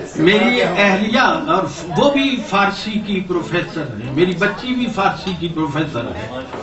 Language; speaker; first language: Urdu; non-native, local second language; Punjabi